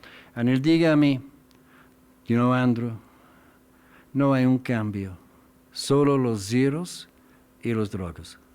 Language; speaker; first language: Spanish; non-native, learner; English